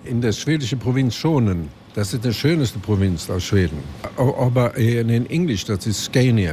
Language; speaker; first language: German; non-native, learner; Swedish